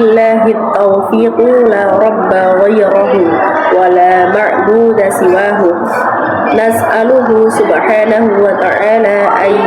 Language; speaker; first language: Arabic; non-native, learner; Indonesian